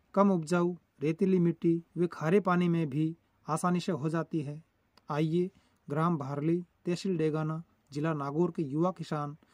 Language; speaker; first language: Hindi; native; Hindi